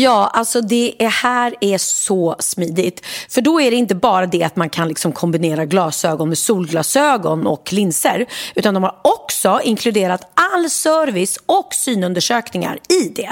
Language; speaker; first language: Swedish; native; Swedish